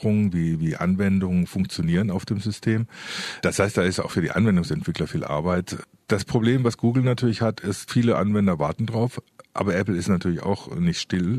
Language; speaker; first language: German; native; German